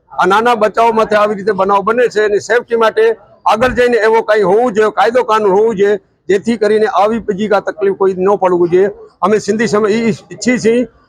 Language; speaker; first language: Gujarati; non-native, local second language; Sindhi